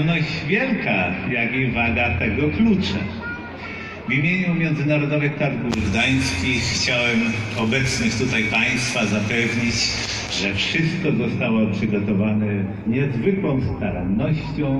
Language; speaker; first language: Polish; native; Polish